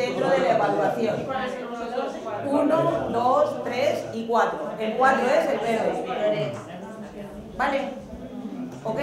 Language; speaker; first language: Spanish; native; Spanish